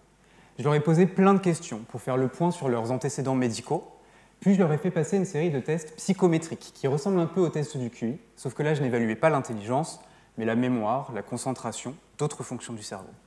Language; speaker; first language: French; native; French